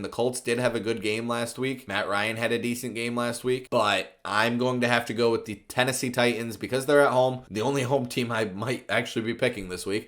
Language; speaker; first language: English; native; English